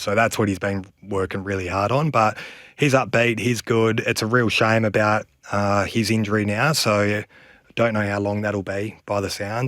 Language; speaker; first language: English; native; English